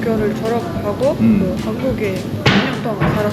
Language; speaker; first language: Korean; non-native, fluent; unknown